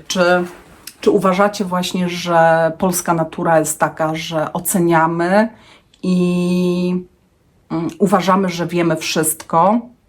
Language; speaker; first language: Polish; native; Polish